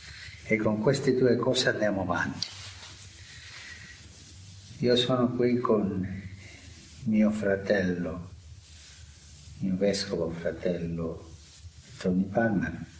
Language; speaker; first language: Italian; non-native, fluent; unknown